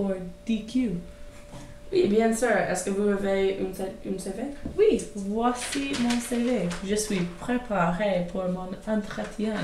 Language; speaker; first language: French; non-native, learner; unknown